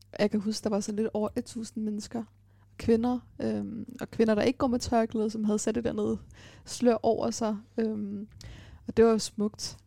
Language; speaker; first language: Danish; early bilingual, other home language; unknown